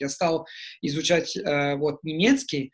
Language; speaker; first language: Russian; non-native, fluent; Italian